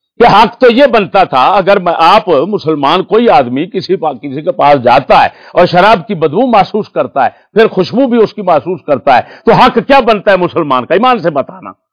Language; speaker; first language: Urdu; native; Urdu